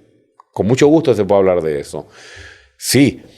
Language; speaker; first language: Spanish; native; Spanish